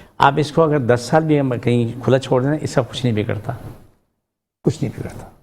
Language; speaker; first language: Urdu; non-native, local second language; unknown